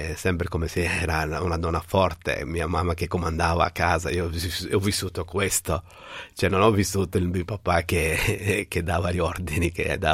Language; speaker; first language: Italian; non-native, fluent; Somali